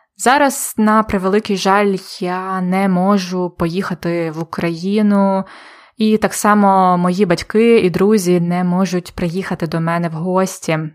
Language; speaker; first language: Ukrainian; native; Ukrainian